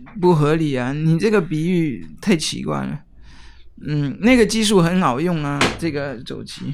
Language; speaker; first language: Chinese; non-native, fluent; French